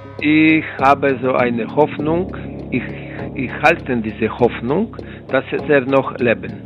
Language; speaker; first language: German; non-native, learner; Polish